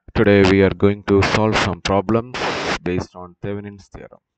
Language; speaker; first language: English; non-native, local second language; Malayalam